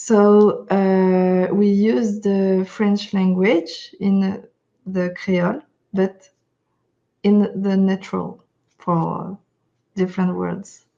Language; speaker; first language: English; non-native, fluent; French